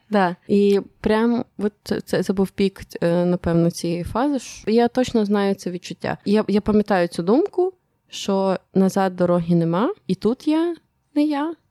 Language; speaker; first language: Ukrainian; native; Ukrainian